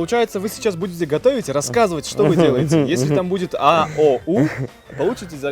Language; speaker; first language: Russian; native; Russian